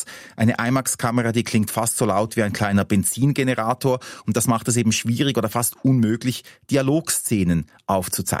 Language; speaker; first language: German; native; German